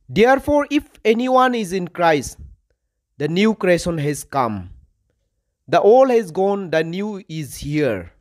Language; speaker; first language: Hindi; non-native, local second language; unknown